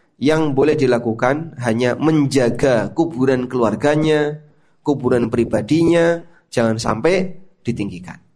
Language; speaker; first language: Indonesian; non-native, local second language; Javanese